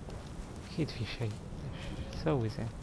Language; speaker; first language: Arabic; native; Arabic